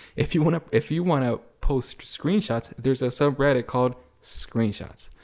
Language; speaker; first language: English; early bilingual, other home language; Spanish